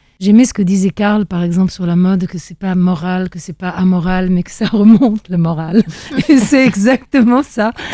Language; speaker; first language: French; early bilingual, other home language; Italian